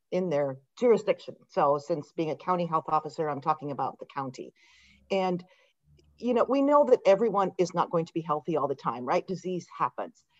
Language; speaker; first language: English; native; English